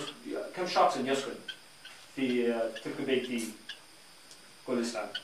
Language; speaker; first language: Arabic; non-native, fluent; English